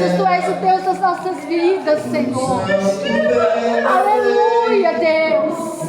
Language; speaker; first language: Portuguese; native; Portuguese